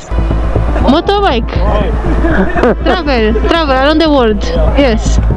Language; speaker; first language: English; non-native, learner; Arabic